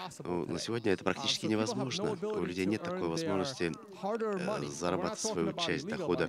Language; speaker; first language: Russian; native; Russian